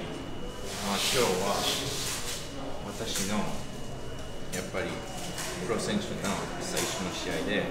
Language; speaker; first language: Japanese; non-native, learner; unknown